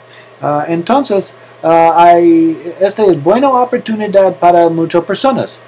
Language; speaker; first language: Spanish; non-native, learner; English